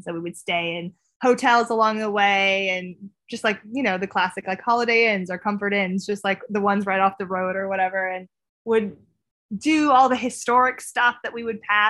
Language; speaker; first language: English; native; English